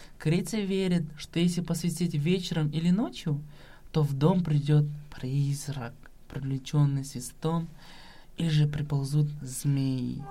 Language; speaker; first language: Russian; non-native, local second language; Kazakh